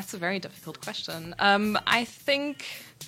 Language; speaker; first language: English; non-native, fluent; German